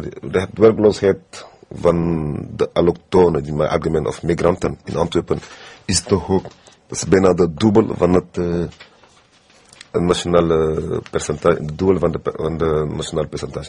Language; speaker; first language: Dutch; non-native, fluent; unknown